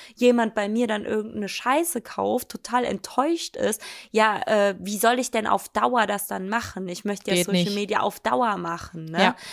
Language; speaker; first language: German; native; German